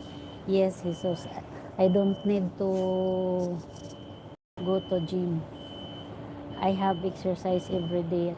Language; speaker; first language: English; non-native, learner; Filipino